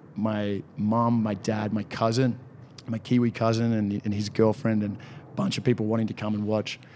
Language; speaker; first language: English; native; English